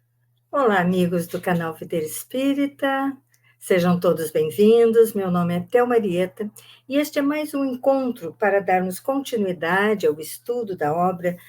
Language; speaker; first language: Portuguese; native; Portuguese